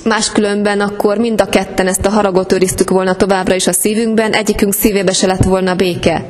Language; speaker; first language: Hungarian; native; Hungarian